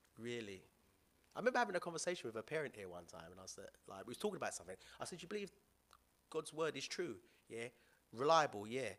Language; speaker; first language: English; native; English